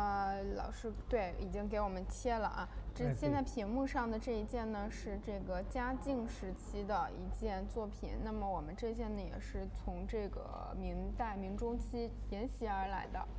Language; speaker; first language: Chinese; native; Chinese